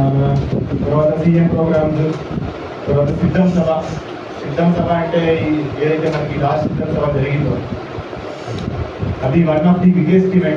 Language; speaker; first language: Telugu; native; Telugu